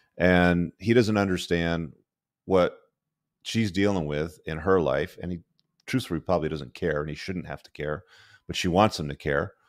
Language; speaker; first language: English; native; English